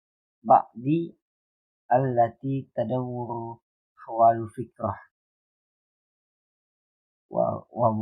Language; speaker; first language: Arabic; non-native, learner; Indonesian